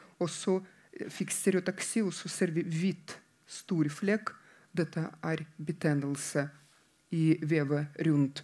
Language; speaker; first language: Norwegian; non-native, fluent; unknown